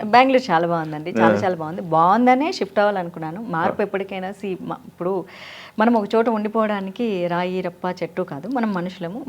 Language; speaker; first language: Telugu; native; Telugu